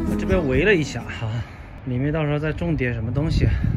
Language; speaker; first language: Chinese; native; Chinese